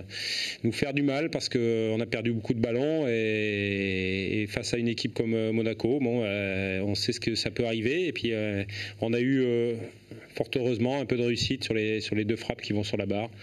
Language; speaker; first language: French; native; French